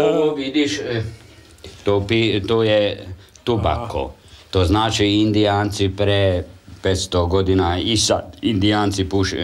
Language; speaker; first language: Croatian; non-native, local second language; Hungarian